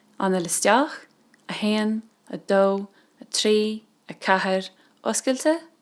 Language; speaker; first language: Irish; native; Irish